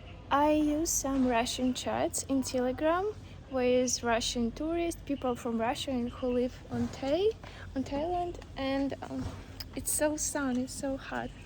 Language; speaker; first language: English; non-native, learner; Russian